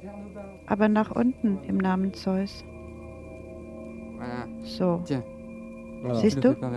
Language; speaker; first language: German; native; German